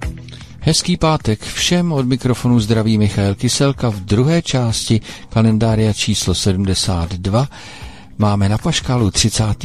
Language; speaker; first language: Czech; native; Czech